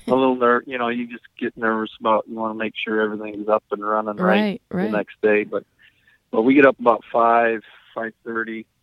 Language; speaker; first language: English; native; English